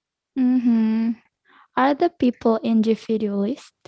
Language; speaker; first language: English; non-native, learner; Indonesian